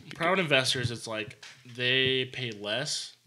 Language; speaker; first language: English; native; English